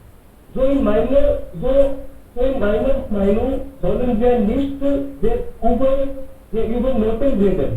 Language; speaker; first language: German; non-native, learner; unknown